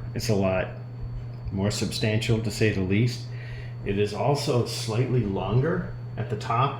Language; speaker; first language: English; native; English